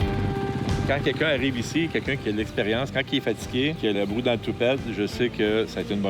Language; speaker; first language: French; native; French